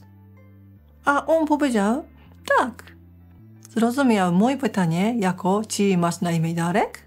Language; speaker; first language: Polish; non-native, fluent; Japanese